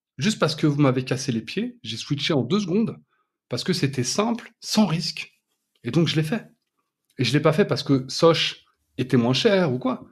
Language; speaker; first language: French; native; French